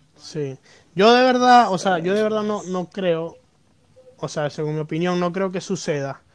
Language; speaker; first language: Spanish; native; Spanish